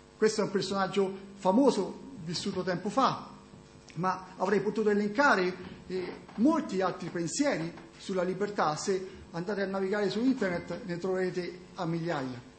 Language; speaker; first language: Italian; native; Italian